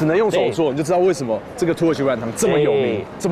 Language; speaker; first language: Chinese; native; Chinese